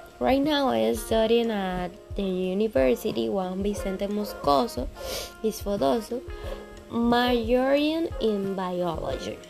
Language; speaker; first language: English; non-native, learner; Spanish